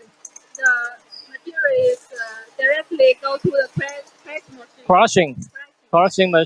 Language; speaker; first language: English; non-native, fluent; Chinese